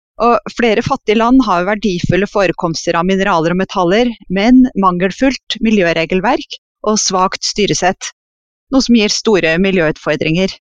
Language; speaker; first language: Norwegian; native; Norwegian